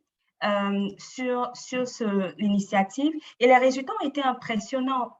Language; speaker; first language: French; native; French